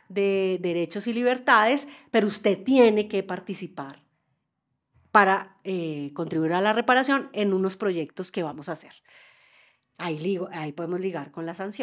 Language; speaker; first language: Spanish; native; Spanish